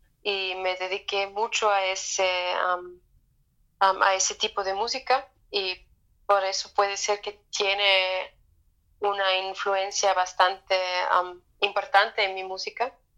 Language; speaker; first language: Spanish; non-native, fluent; German